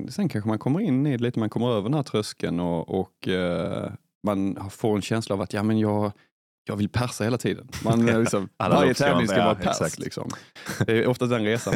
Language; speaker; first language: Swedish; native; Swedish